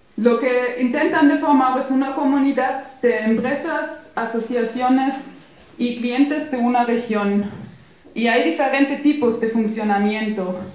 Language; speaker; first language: Spanish; non-native, fluent; German